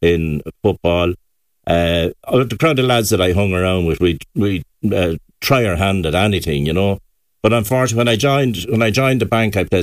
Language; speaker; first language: English; native; English